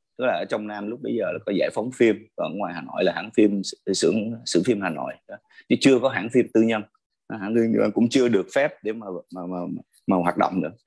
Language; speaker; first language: Vietnamese; early bilingual, heritage; Vietnamese